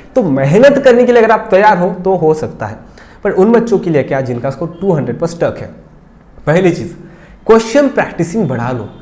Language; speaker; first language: Hindi; non-native, local second language; Marathi